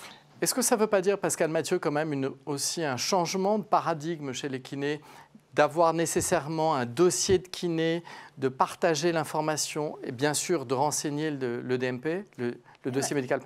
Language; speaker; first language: French; native; French